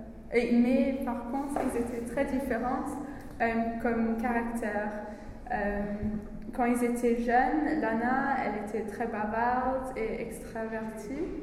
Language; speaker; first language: French; non-native, learner; English